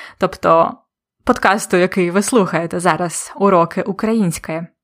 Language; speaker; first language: Ukrainian; native; Ukrainian